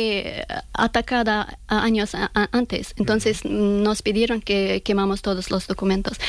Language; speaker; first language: Spanish; non-native, fluent; Persian